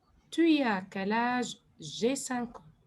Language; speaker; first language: French; non-native, fluent; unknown